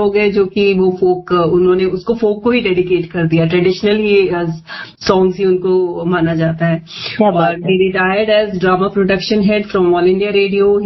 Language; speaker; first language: Hindi; native; Hindi